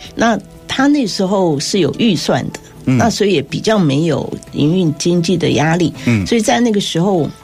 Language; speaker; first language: Chinese; native; Chinese